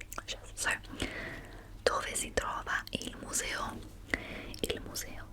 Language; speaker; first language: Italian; early bilingual, heritage; English